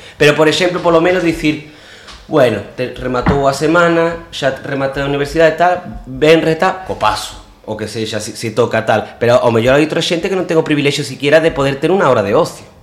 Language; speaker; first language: Galician; non-native, local second language; Spanish